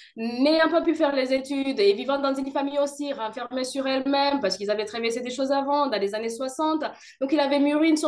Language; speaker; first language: French; non-native, local second language; Kinyarwanda